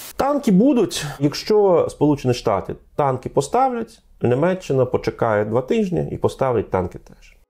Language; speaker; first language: Ukrainian; non-native, fluent; Russian